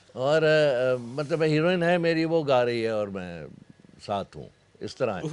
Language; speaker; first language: Urdu; native; Urdu